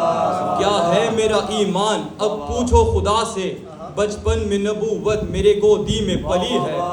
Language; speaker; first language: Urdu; early bilingual, heritage; Urdu